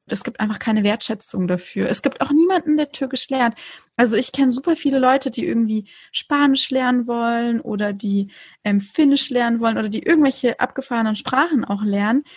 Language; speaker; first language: German; early bilingual, other home language; Turkish